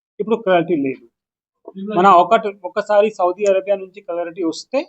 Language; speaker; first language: Telugu; non-native, local second language; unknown